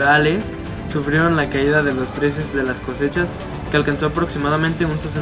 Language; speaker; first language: Spanish; native; Spanish